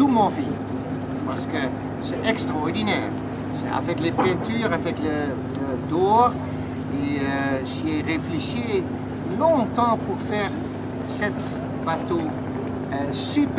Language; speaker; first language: French; non-native, learner; Dutch